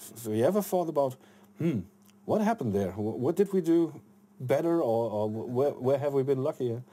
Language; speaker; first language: English; non-native, fluent; German